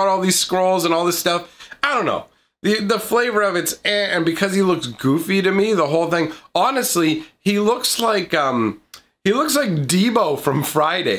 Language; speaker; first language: English; native; English